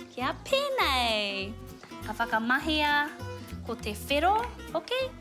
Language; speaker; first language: Māori; native; Māori